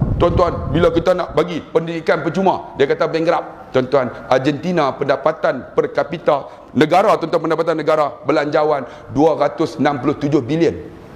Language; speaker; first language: Malay; native; Malay